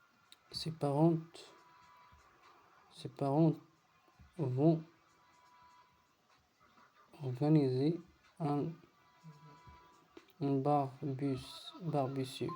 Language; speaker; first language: French; non-native, learner; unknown